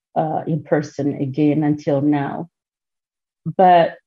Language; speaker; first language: English; non-native, local second language; Kinyarwanda